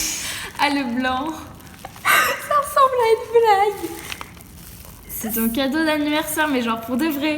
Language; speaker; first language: French; native; French